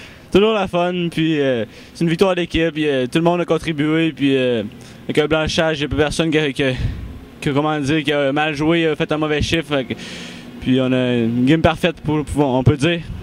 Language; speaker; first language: French; native; French